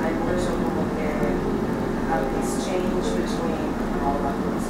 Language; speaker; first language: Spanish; early bilingual, other home language; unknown